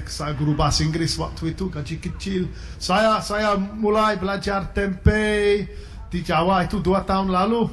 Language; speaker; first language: Indonesian; non-native, fluent; English